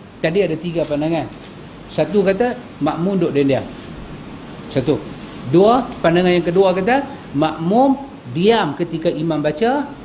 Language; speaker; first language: Malay; native; Malay